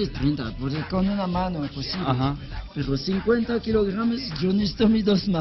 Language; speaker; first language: Spanish; non-native, learner; French